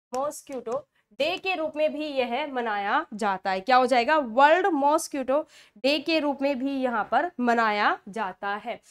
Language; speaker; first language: Hindi; native; Hindi